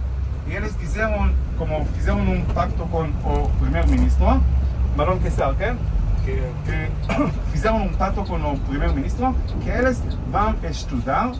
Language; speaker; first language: Portuguese; non-native, fluent; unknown